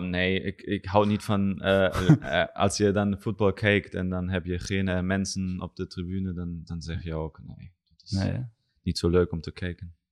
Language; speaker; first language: Dutch; non-native, learner; German